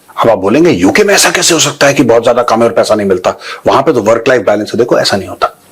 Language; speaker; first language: Hindi; native; Hindi